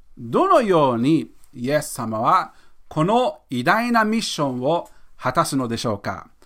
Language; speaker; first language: Japanese; non-native, fluent; English